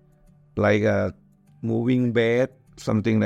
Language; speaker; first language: English; non-native, learner; Thai